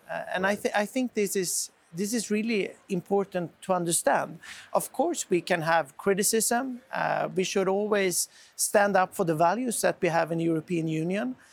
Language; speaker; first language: English; non-native, fluent; Swedish